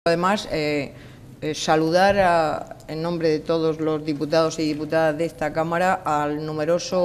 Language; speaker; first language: Spanish; native; Spanish